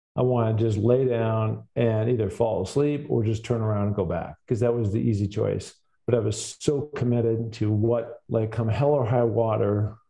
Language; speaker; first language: English; native; English